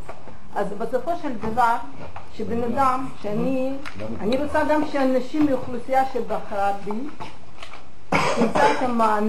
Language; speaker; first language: Hebrew; non-native, fluent; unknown